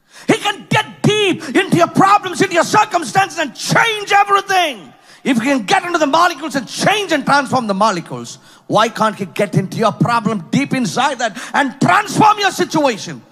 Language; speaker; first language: English; non-native, local second language; Tamil